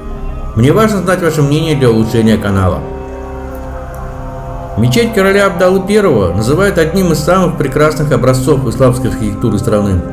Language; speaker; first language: Russian; native; Russian